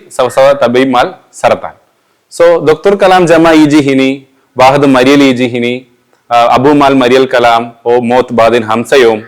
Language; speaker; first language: Arabic; non-native, learner; Malayalam